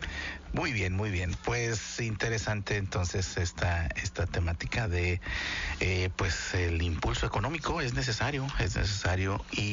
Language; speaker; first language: Spanish; native; Spanish